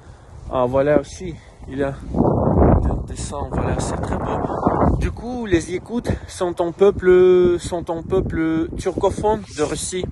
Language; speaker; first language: French; non-native, fluent; Russian